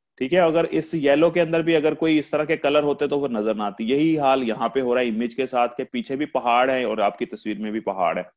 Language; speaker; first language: Urdu; non-native, local second language; Punjabi